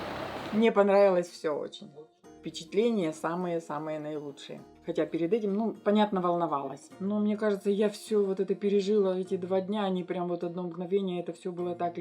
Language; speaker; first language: Russian; native; Russian